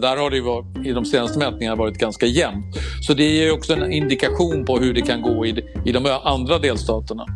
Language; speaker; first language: Swedish; native; Swedish